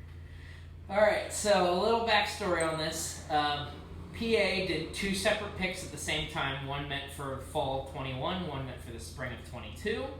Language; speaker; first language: English; native; English